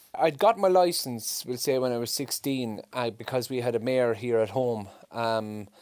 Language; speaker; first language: English; native; English